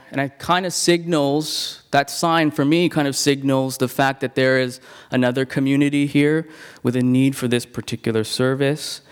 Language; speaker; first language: English; non-native, local second language; Cantonese